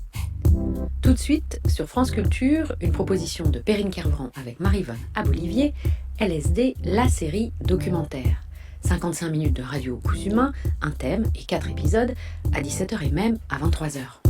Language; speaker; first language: French; native; French